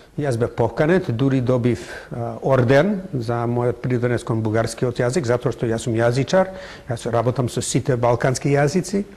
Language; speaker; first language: Macedonian; non-native, fluent; English